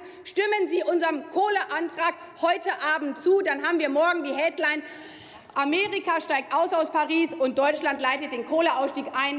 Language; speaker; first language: German; native; German